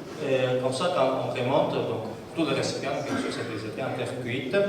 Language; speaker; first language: French; non-native, fluent; Georgian